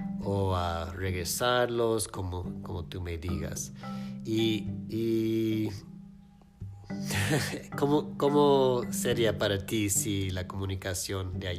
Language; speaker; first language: Spanish; non-native, fluent; English